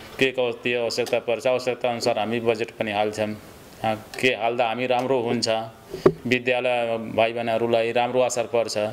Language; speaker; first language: Nepali; non-native, local second language; Bhojpuri